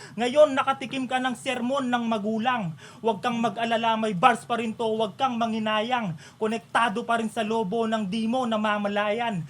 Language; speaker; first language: Filipino; non-native, local second language; Pampanga